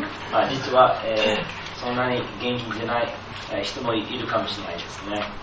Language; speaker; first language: Japanese; non-native, fluent; English